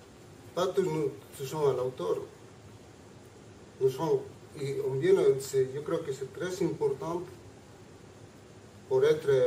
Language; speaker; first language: French; non-native, learner; Spanish